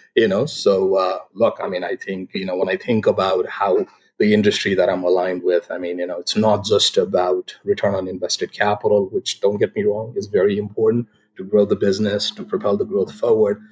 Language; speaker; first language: English; non-native, local second language; Nepali